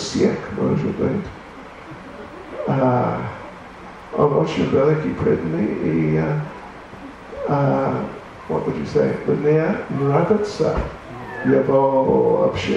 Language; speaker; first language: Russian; non-native, learner; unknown